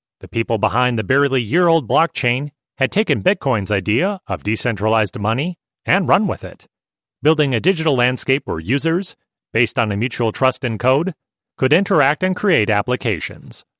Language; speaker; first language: English; native; English